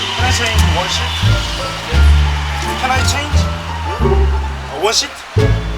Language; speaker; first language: English; non-native, learner; Korean